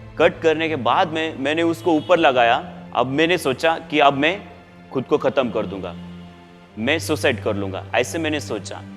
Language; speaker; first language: Hindi; non-native, local second language; Marathi